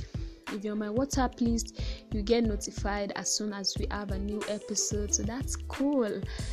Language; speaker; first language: English; non-native, local second language; Yoruba